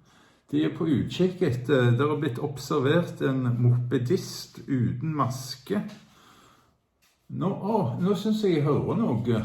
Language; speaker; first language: Norwegian; native; Norwegian